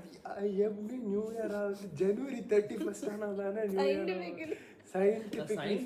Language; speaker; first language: Tamil; non-native, learner; Malayalam